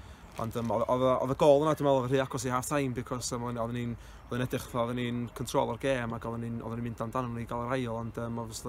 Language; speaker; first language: Welsh; native; Welsh